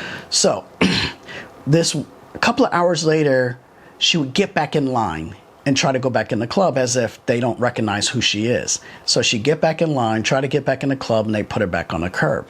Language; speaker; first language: English; native; English